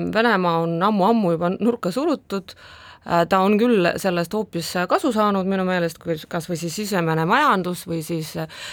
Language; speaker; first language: Estonian; non-native, local second language; Russian